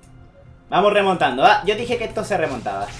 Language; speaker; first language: Spanish; native; Spanish